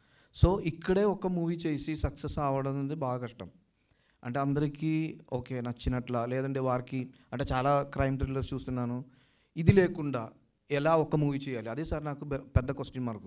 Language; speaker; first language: Telugu; non-native, local second language; Malayalam